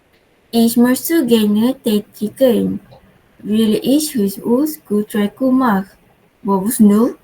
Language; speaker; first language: German; non-native, learner; Malay